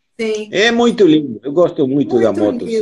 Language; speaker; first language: Portuguese; non-native, learner; Spanish